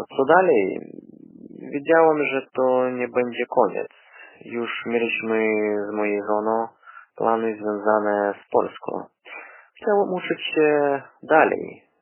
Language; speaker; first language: Polish; non-native, learner; Russian